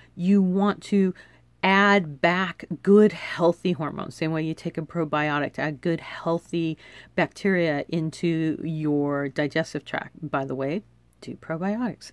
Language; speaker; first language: English; native; English